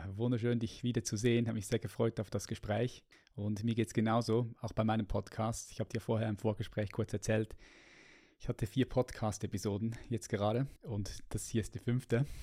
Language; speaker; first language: German; native; German